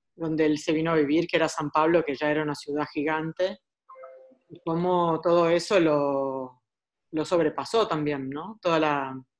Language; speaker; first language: Spanish; early bilingual, heritage; Spanish